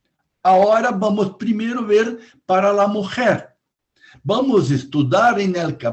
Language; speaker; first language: Spanish; non-native, fluent; Portuguese